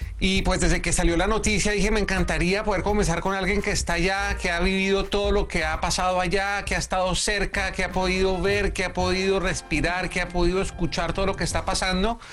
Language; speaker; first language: Spanish; native; Spanish